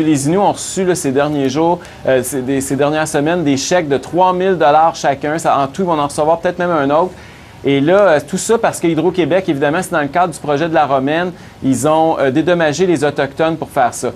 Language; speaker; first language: French; native; French